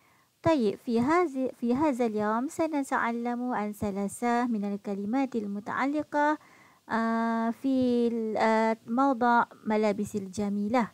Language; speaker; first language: Arabic; non-native, fluent; Malay